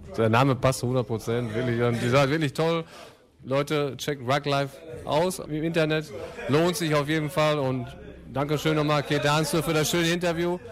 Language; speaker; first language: German; native; German